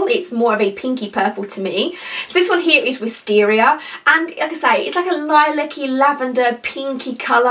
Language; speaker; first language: English; native; English